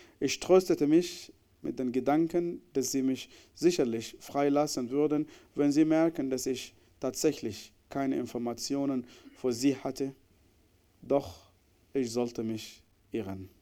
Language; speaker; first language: German; non-native, fluent; Arabic